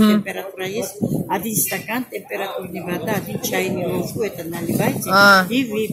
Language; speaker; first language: Russian; non-native, local second language; Georgian